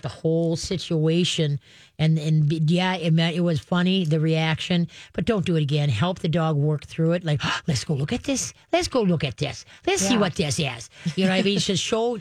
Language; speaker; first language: English; native; English